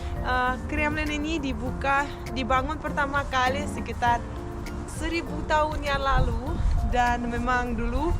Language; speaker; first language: Indonesian; non-native, fluent; Russian